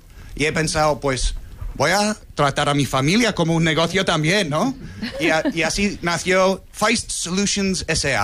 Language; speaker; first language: Spanish; non-native, fluent; English